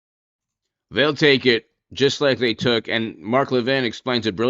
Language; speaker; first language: English; native; English